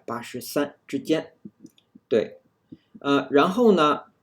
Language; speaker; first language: Chinese; native; Chinese